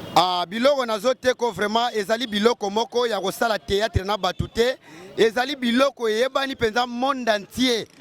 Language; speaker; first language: Lingala; non-native, local second language; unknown